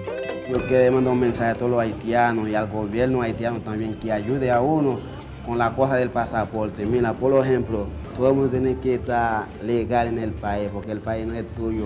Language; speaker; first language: Spanish; non-native, learner; Haitian Creole